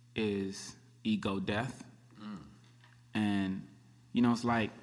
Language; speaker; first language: English; early bilingual, other home language; Akan